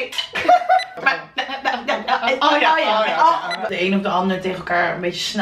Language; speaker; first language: Dutch; native; Dutch